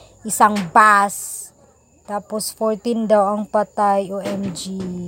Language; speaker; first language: Filipino; native; Filipino